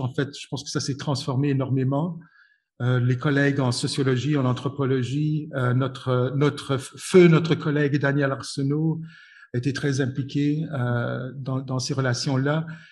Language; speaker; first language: French; native; French